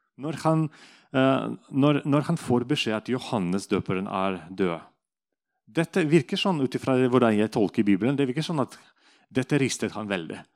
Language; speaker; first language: Norwegian; non-native, fluent; Russian